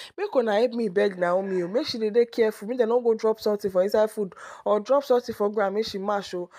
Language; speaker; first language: Nigerian Pidgin; non-native, local second language; Yoruba